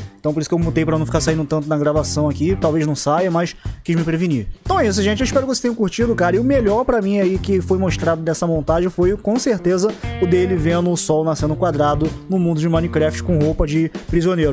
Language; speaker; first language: Portuguese; native; Portuguese